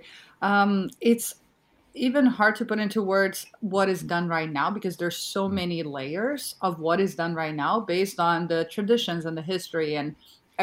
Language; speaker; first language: English; non-native, fluent; Portuguese